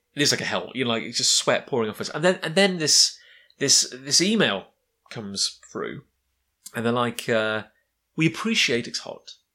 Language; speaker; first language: English; native; English